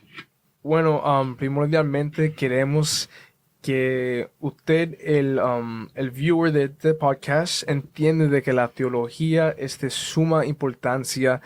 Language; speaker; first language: Spanish; early bilingual, heritage; Spanish